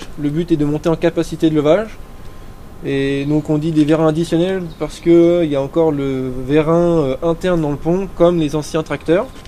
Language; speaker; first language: French; native; French